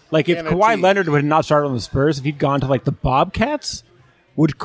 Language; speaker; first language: English; native; English